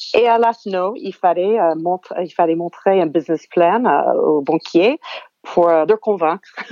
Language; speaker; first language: French; non-native, fluent; English